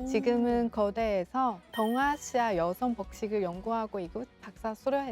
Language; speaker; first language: Korean; non-native, local second language; Chinese